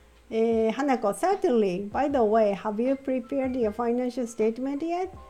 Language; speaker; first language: English; non-native, fluent; Japanese